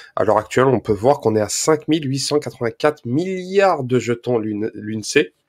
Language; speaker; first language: French; native; French